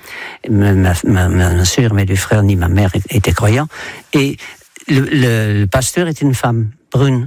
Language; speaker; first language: French; non-native, fluent; Dutch